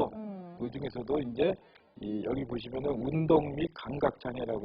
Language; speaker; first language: Korean; native; Korean